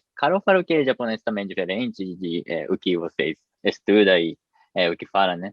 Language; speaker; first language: Portuguese; non-native, fluent; Japanese